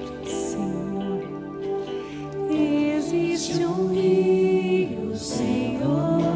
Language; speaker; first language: Portuguese; native; Portuguese